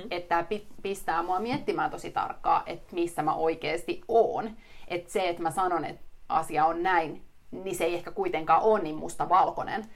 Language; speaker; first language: Finnish; native; Finnish